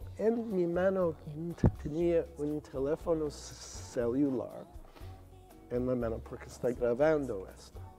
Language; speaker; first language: Spanish; non-native, learner; English